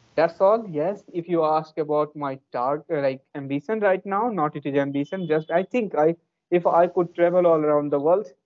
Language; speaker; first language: English; non-native, local second language; Hindi